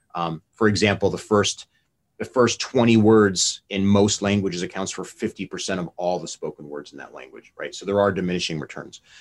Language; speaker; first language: English; native; English